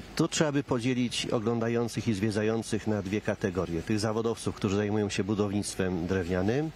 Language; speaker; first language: Polish; native; Polish